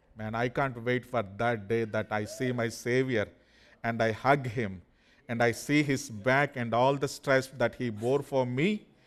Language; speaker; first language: English; non-native, fluent; Telugu